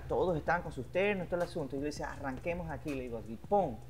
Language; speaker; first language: Spanish; native; Spanish